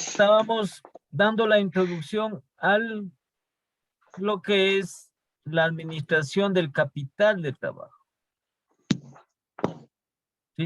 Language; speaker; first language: Spanish; native; Spanish